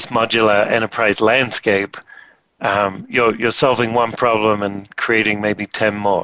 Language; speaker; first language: English; native; English